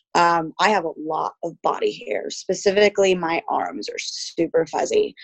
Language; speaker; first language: English; early bilingual, other home language; Spanish